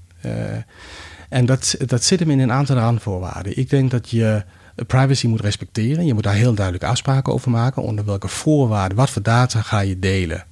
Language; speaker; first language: Dutch; non-native, fluent; Danish